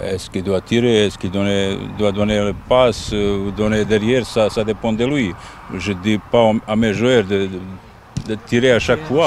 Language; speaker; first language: French; non-native, fluent; Bosnian